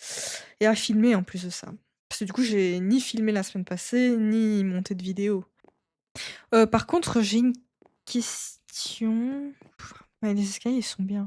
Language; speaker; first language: French; native; French